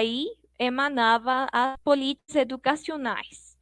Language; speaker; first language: Portuguese; non-native, fluent; Spanish